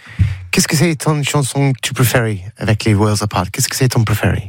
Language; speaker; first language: French; non-native, learner; English